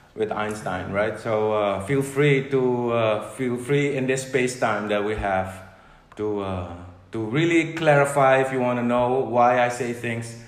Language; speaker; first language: English; non-native, fluent; Dutch